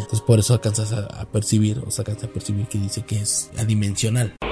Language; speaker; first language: Spanish; native; Spanish